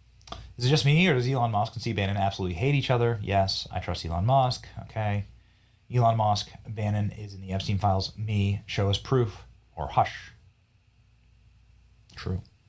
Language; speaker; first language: English; native; English